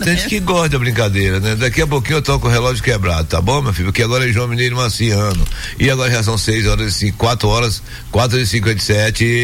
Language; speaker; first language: Portuguese; native; Portuguese